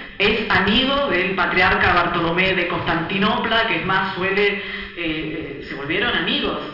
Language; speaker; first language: Spanish; early bilingual, other home language; Italian